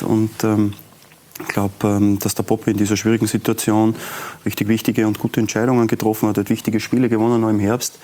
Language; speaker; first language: German; native; German